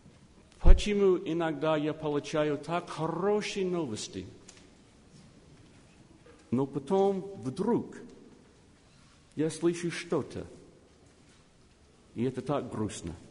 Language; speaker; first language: Russian; non-native, learner; English